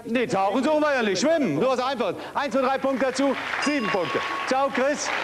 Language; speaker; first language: German; native; German